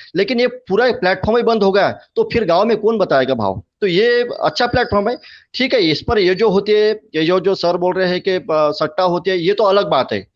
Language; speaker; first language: Hindi; non-native, local second language; Marathi